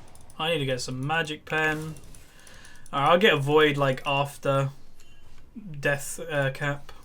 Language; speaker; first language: English; native; English